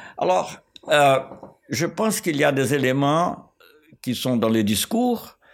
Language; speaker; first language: French; non-native, fluent; Portuguese